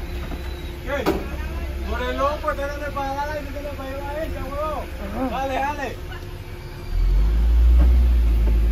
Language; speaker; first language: Spanish; native; Spanish